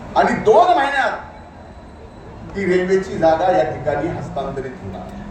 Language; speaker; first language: Marathi; native; Marathi